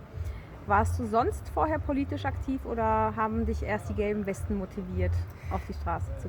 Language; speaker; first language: German; native; German